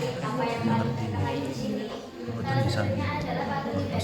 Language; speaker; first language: Indonesian; native; Indonesian